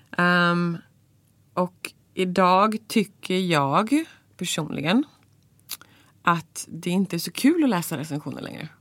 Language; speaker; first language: Swedish; native; Swedish